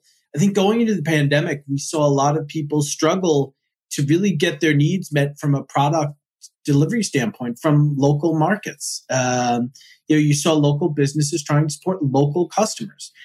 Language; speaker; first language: English; native; English